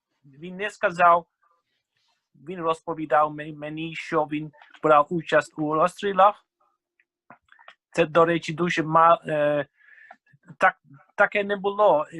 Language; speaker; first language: Ukrainian; non-native, fluent; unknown